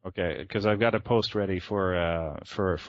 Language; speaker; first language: English; native; English